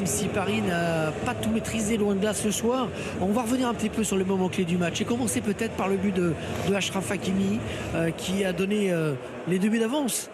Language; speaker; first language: French; native; French